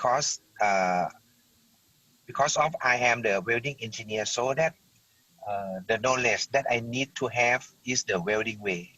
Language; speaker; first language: English; non-native, learner; Thai